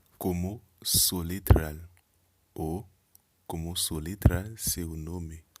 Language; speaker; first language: Portuguese; non-native, learner; Haitian Creole